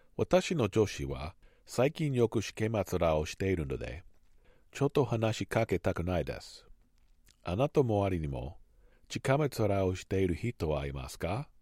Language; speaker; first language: Japanese; non-native, learner; English